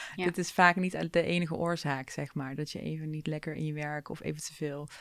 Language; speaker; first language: Dutch; early bilingual, other home language; Turkish